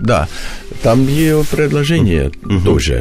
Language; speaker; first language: Russian; non-native, learner; Hungarian